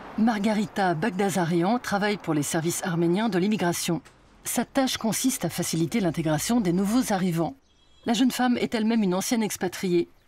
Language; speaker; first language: French; native; French